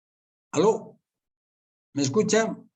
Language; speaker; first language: Spanish; native; Spanish